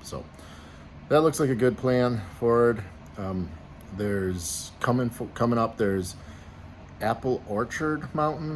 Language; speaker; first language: English; native; English